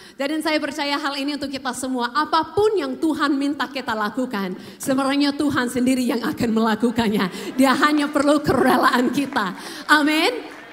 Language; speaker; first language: Indonesian; non-native, fluent; English